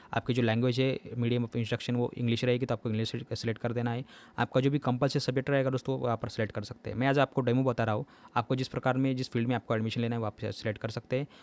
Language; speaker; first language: Hindi; non-native, local second language; Marathi